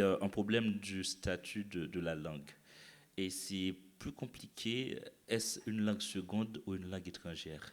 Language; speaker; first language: French; non-native, local second language; Haitian Creole